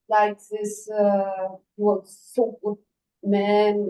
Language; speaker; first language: English; non-native, learner; German